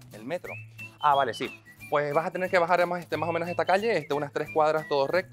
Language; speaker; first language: Spanish; native; Spanish